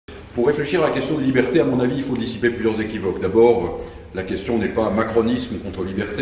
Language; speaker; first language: French; native; French